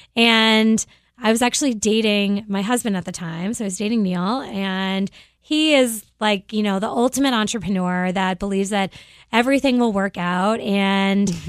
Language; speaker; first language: English; native; English